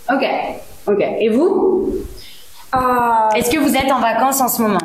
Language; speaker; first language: French; native; French